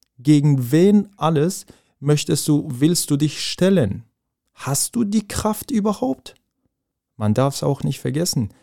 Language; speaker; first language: German; non-native, fluent; Persian